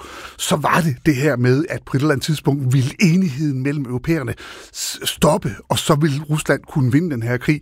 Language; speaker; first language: Danish; native; Danish